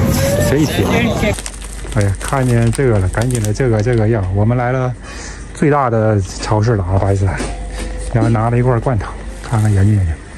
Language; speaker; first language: Chinese; native; Chinese